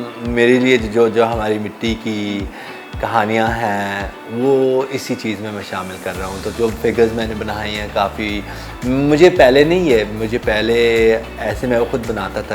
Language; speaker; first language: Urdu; early bilingual, heritage; Urdu